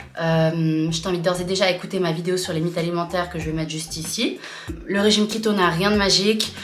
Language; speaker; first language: French; native; French